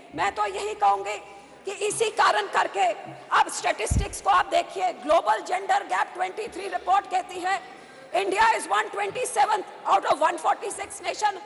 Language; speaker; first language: Hindi; non-native, local second language; Punjabi